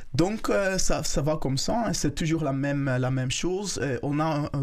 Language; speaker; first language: French; non-native, local second language; Kinyarwanda